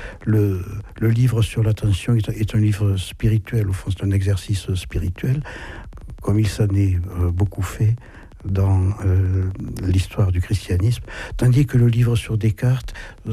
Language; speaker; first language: French; native; French